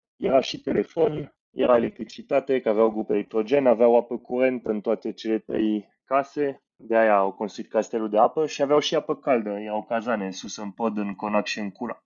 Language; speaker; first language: Romanian; non-native, fluent; French